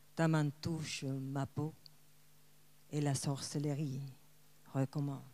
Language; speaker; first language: French; non-native, fluent; Spanish